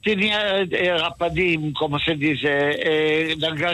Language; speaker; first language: Spanish; early bilingual, heritage; Ladino